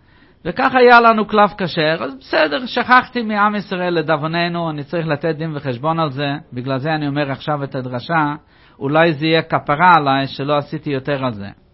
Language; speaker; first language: Hebrew; non-native, fluent; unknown